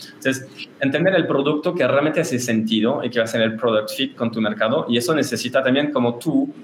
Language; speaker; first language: Spanish; non-native, fluent; French